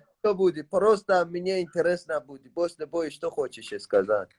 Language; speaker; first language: Russian; non-native, learner; Tajik